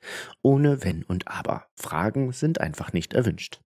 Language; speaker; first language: German; native; German